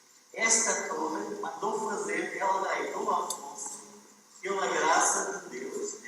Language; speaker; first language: Portuguese; non-native, fluent; Spanish